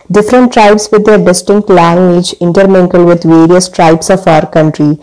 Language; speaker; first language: English; non-native, local second language; Malayalam